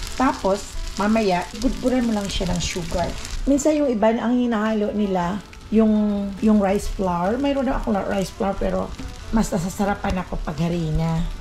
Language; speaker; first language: Filipino; non-native, local second language; Aklanon